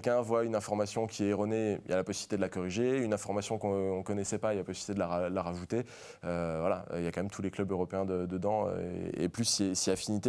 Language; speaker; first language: French; native; French